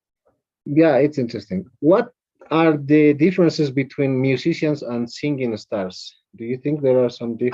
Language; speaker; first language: English; non-native, fluent; Spanish